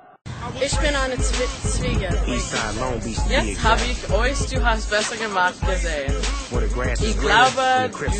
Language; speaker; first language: German; non-native, learner; English